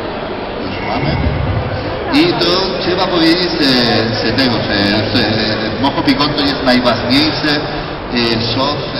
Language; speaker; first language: Polish; non-native, learner; Spanish